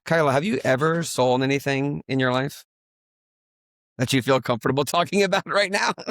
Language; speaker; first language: English; native; English